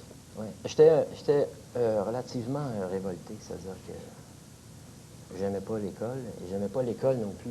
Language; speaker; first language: French; native; French